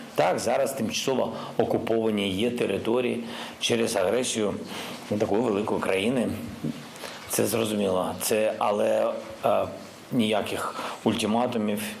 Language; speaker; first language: Ukrainian; non-native, local second language; Russian